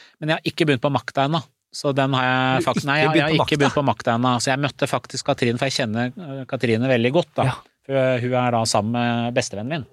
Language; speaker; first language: Norwegian; early bilingual, other home language; Persian